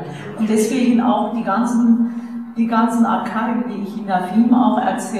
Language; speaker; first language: German; non-native, fluent; Turkish